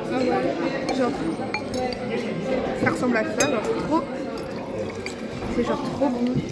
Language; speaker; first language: French; native; French